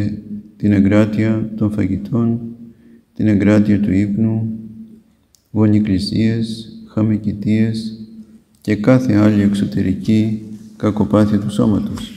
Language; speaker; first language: Greek; native; Greek